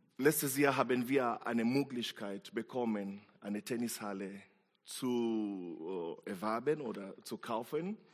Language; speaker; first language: German; non-native, fluent; Swahili